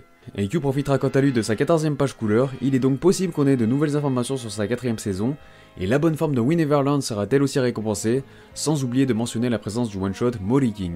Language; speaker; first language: French; native; French